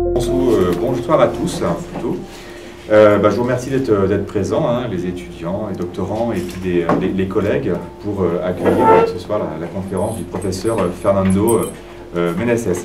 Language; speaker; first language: French; native; French